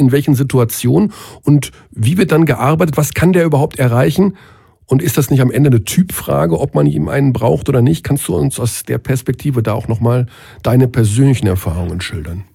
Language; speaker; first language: German; native; German